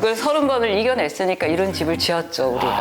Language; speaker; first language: Korean; native; Korean